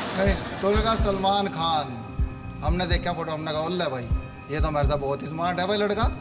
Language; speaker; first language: Hindi; native; Hindi